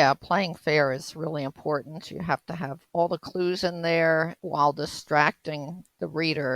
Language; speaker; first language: English; native; English